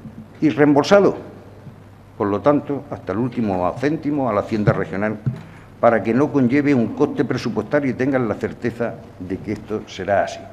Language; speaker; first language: Spanish; native; Spanish